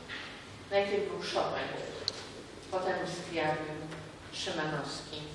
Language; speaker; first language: Polish; native; Polish